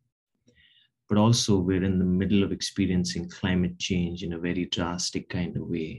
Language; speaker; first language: English; non-native, local second language; Telugu